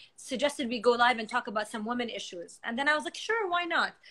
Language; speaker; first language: English; non-native, fluent; Arabic